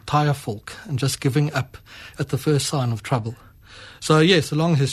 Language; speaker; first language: English; native; English